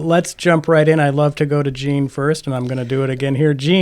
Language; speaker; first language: English; native; English